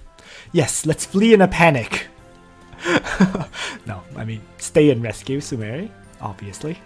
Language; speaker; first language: English; native; English